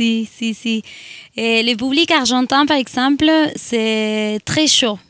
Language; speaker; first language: French; non-native, fluent; Spanish